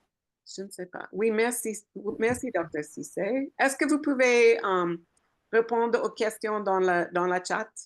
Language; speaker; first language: French; non-native, fluent; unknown